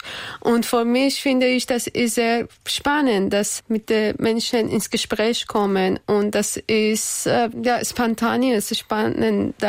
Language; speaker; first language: German; non-native, learner; Persian